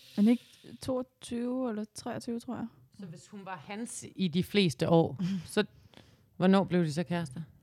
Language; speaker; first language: Danish; native; Danish